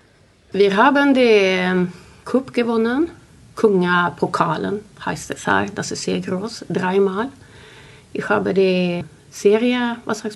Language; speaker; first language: German; non-native, learner; Swedish